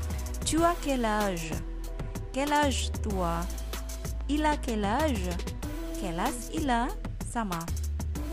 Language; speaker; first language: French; non-native, learner; Indonesian